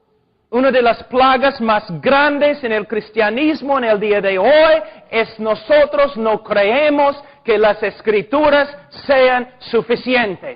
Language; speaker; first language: Spanish; non-native, fluent; English